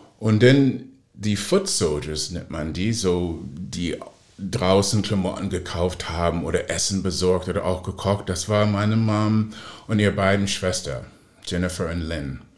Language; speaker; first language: German; non-native, fluent; English